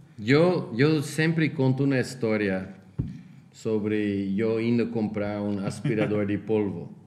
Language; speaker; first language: Spanish; non-native, fluent; Portuguese